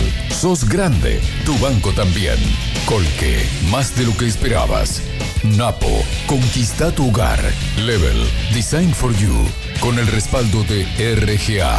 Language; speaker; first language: Spanish; native; Spanish